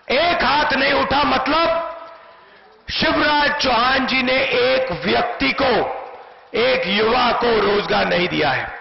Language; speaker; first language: Hindi; native; Hindi